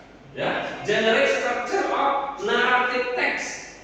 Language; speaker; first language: English; non-native, learner; Indonesian